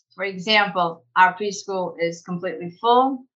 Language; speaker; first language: English; early bilingual, other home language; Portuguese